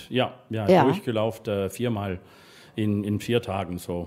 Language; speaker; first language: German; non-native, learner; English